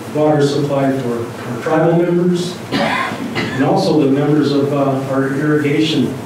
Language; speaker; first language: English; native; English